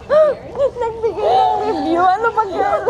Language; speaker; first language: Filipino; early bilingual, heritage; Filipino